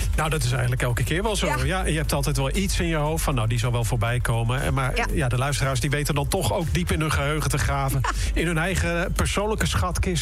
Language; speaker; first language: Dutch; native; Dutch